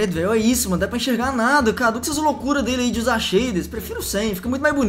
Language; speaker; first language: Portuguese; native; Portuguese